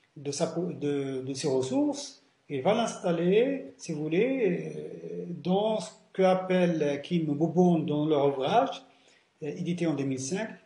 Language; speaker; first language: French; non-native, local second language; Arabic